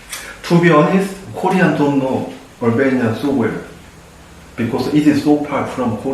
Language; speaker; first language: English; non-native, learner; Korean